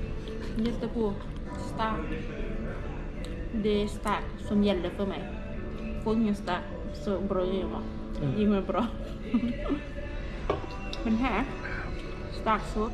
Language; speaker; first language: Swedish; non-native, learner; Thai